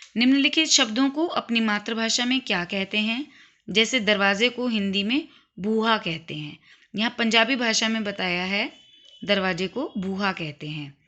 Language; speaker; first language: Hindi; native; Hindi